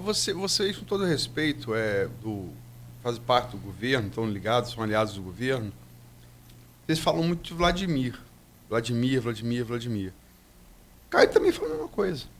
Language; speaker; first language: Portuguese; native; Portuguese